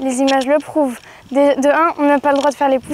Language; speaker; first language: French; native; French